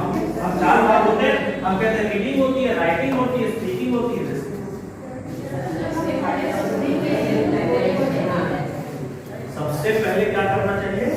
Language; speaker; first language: Hindi; native; Hindi